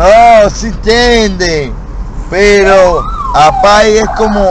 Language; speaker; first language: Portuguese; non-native, learner; Spanish